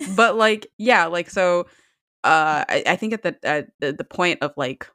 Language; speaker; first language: English; early bilingual, other home language; Amharic